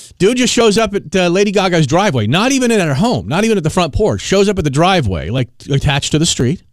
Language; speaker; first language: English; native; English